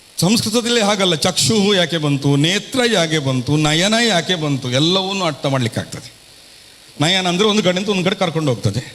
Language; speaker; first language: Kannada; non-native, local second language; Tulu